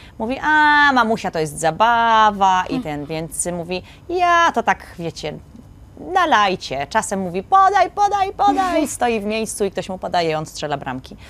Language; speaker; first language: Polish; native; Polish